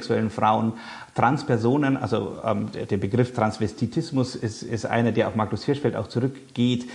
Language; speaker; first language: German; native; German